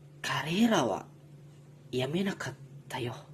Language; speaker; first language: Japanese; non-native, learner; Indonesian